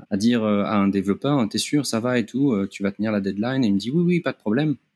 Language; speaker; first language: French; native; French